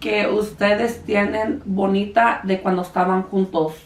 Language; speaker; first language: Spanish; early bilingual, heritage; Spanish